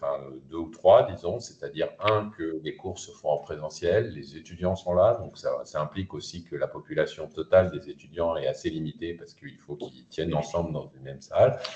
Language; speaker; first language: French; native; French